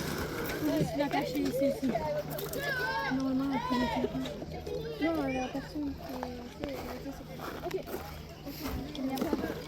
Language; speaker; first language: French; native; French